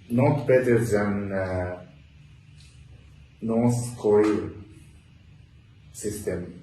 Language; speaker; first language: English; non-native, learner; Japanese